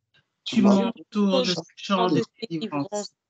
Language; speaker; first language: French; native; French